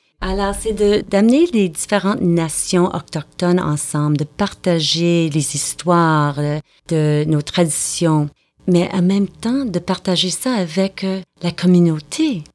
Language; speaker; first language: French; native; French